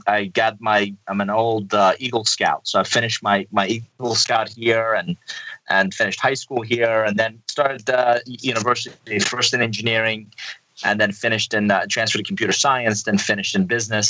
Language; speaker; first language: English; non-native, fluent; Persian